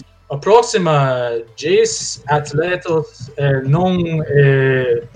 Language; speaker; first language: Portuguese; non-native, learner; English